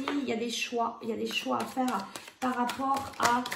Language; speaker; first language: French; native; French